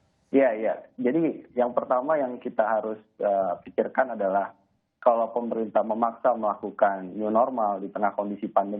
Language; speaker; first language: Indonesian; native; Indonesian